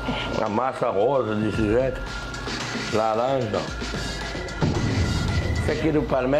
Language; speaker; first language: Portuguese; non-native, fluent; French